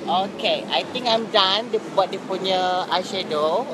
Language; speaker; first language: English; non-native, local second language; Malay